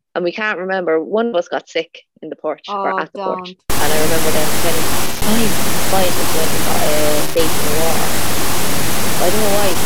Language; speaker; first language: English; native; English